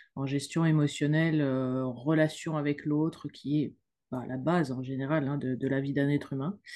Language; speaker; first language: French; native; French